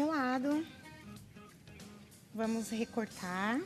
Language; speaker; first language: Portuguese; native; Portuguese